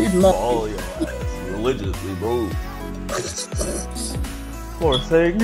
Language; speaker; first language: English; native; English